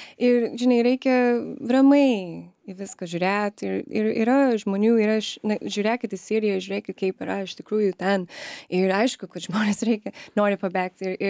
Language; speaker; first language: Lithuanian; early bilingual, other home language; English